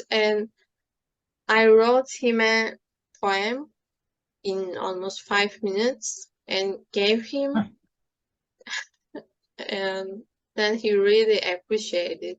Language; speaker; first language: English; non-native, fluent; Turkish